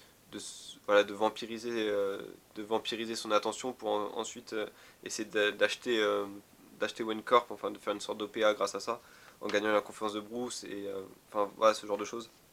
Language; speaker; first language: French; native; French